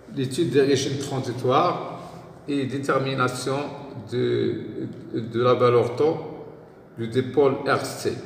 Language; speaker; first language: French; non-native, local second language; Arabic